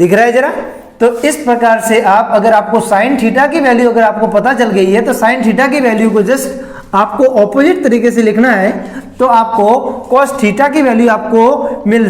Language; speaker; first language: Hindi; native; Hindi